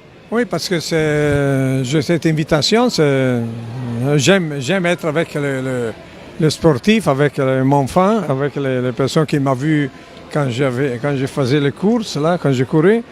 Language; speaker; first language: French; non-native, learner; Italian